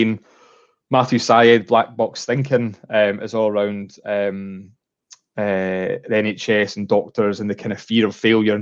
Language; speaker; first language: English; native; English